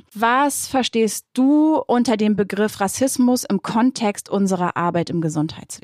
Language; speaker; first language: German; native; German